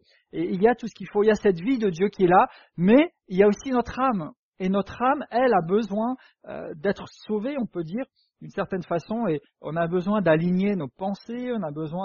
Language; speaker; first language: French; native; French